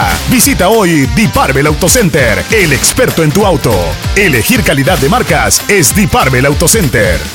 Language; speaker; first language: Spanish; native; Spanish